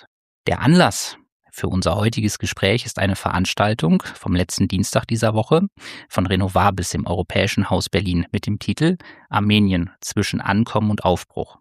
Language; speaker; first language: German; native; German